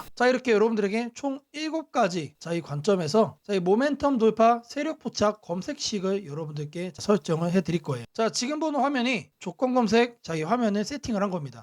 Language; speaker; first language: Korean; native; Korean